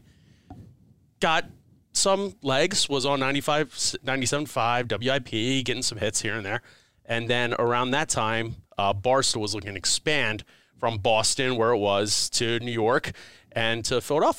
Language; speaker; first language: English; native; English